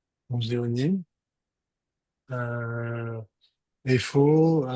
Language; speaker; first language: Hebrew; non-native, learner; French